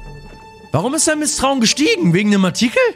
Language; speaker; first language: German; native; German